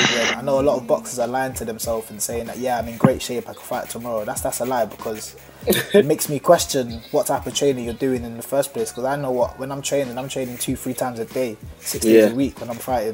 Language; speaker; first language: English; native; English